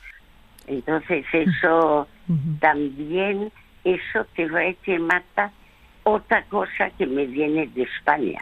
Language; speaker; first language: Spanish; non-native, fluent; French